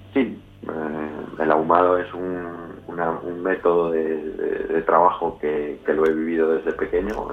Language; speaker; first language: Spanish; native; Spanish